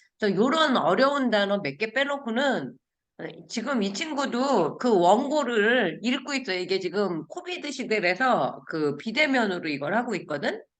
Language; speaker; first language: Korean; native; Korean